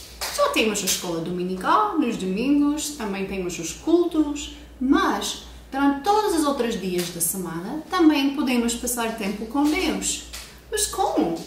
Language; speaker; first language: Portuguese; non-native, fluent; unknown